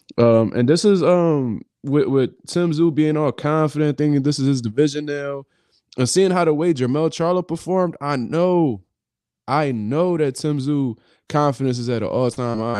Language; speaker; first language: English; native; English